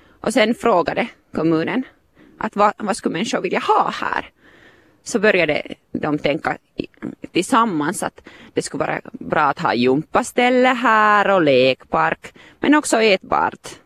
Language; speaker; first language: Swedish; non-native, local second language; Finnish